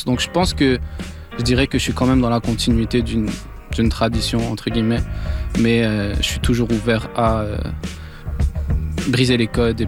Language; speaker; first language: French; non-native, local second language; Arabic